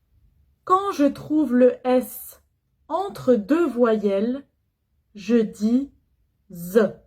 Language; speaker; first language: French; non-native, fluent; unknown